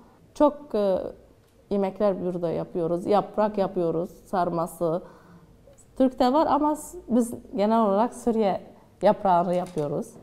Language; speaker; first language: Turkish; non-native, learner; Arabic